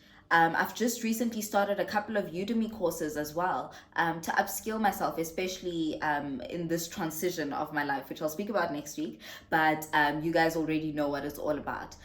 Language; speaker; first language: English; non-native, local second language; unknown